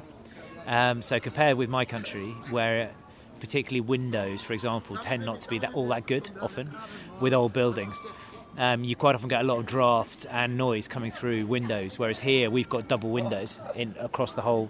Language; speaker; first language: English; native; English